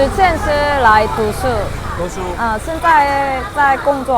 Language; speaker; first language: Chinese; non-native, fluent; Korean